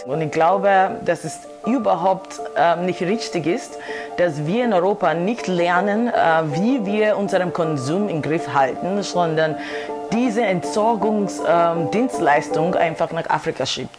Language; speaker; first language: German; non-native, fluent; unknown